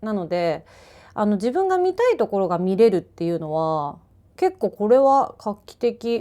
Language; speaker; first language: Japanese; native; Japanese